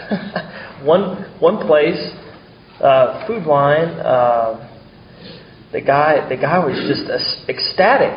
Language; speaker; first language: English; native; English